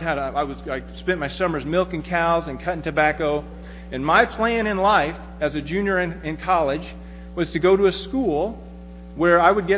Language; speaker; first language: English; native; English